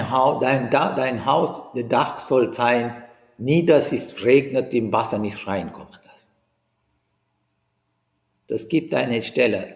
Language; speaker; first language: German; non-native, fluent; Sinhala